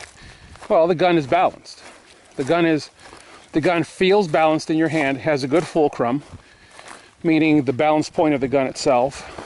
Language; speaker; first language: English; native; English